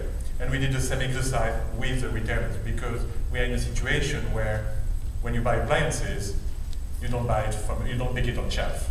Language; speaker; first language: English; non-native, local second language; French